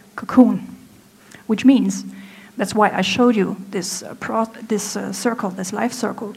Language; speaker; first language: English; non-native, fluent; German